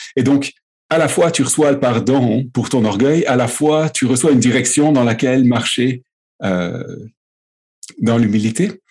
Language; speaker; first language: French; native; French